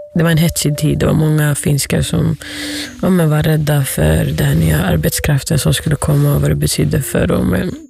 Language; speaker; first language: Swedish; early bilingual, other home language; Somali